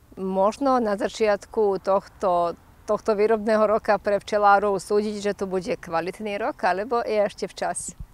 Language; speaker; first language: Slovak; native; Slovak